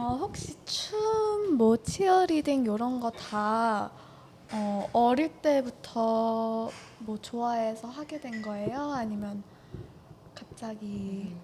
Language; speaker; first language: Korean; early bilingual, heritage; Korean